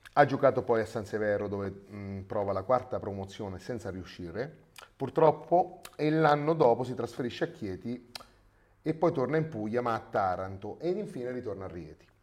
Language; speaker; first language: Italian; native; Italian